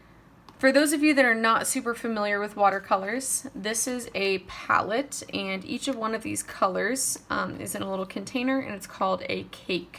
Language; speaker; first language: English; native; English